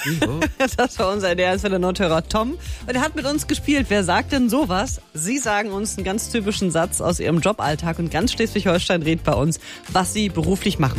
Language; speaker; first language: German; native; German